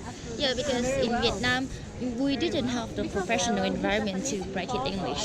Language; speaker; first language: English; non-native, learner; Vietnamese